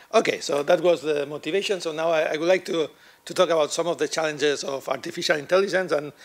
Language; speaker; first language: English; non-native, fluent; Catalan